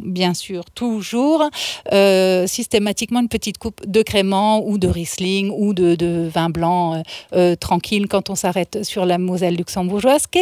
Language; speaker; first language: French; native; French